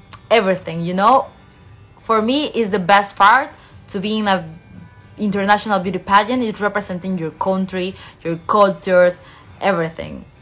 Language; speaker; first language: English; non-native, fluent; Spanish